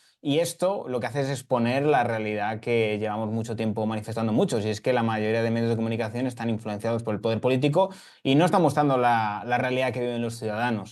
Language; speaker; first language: Spanish; native; Spanish